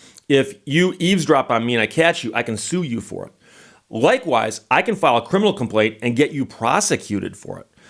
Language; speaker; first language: English; native; English